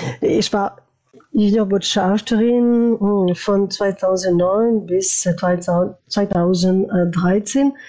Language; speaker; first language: German; non-native, fluent; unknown